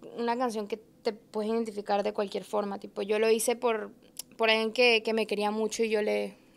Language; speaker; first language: Spanish; native; Spanish